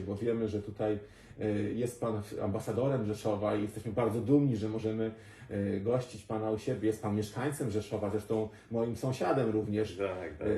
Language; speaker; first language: Polish; native; Polish